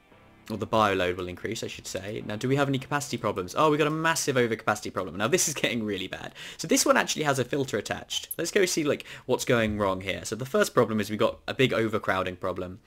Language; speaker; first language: English; native; English